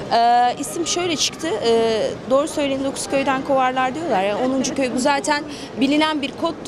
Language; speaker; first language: Turkish; native; Turkish